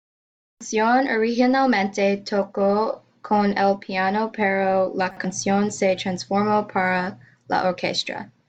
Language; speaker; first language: Spanish; non-native, learner; English